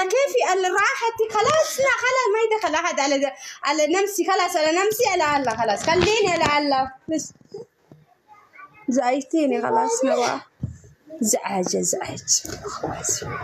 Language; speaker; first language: Arabic; non-native, learner; Oromo